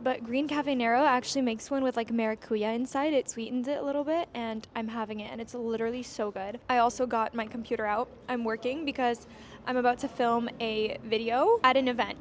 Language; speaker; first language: English; early bilingual, other home language; Polish